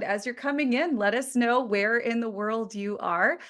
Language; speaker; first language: English; native; English